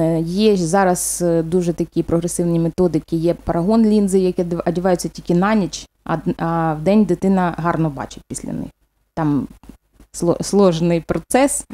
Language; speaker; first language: Ukrainian; non-native, local second language; Russian